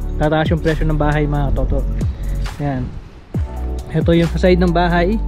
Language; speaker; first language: Filipino; native; Filipino